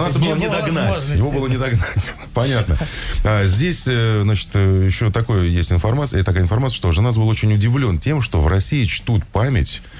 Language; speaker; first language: Russian; native; Russian